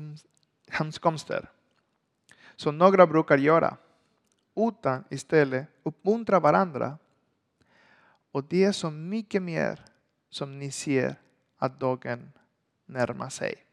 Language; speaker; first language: Swedish; non-native, learner; Spanish